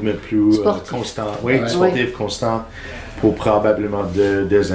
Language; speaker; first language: French; non-native, learner; English